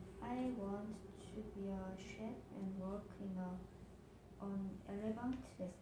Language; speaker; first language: English; non-native, learner; Korean